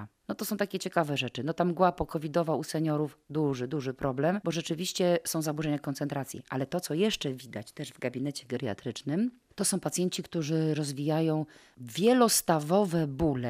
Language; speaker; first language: Polish; native; Polish